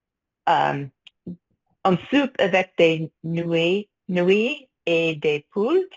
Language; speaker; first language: French; non-native, fluent; English